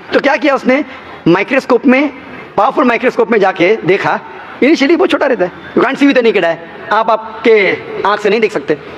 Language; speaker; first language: Hindi; non-native, local second language; Konkani